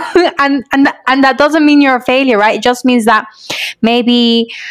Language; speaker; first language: English; native; English